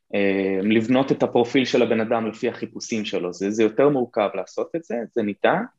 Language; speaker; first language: Hebrew; native; Hebrew